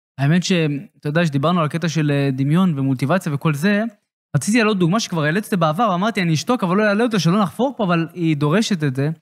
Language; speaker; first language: Hebrew; native; Hebrew